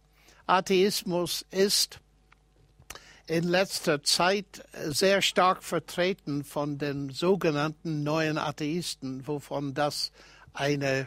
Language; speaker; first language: German; non-native, fluent; English